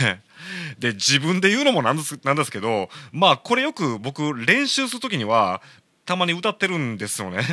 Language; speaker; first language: Japanese; native; Japanese